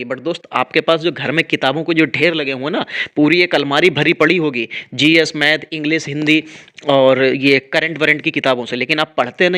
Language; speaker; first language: Hindi; native; Hindi